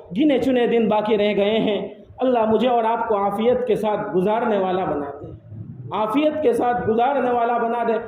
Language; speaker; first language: Urdu; non-native, local second language; Gujarati